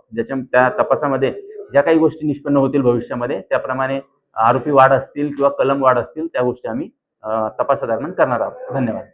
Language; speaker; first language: Marathi; native; Marathi